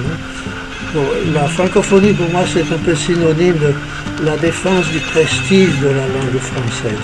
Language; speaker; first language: French; native; French